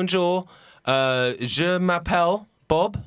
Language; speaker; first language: French; non-native, learner; English